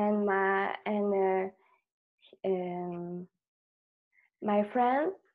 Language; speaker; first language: English; non-native, learner; French